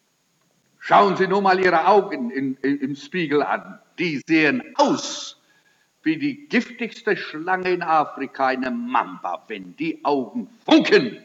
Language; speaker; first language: German; early bilingual, heritage; German